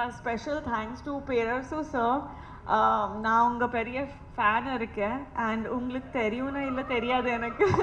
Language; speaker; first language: Tamil; non-native, fluent; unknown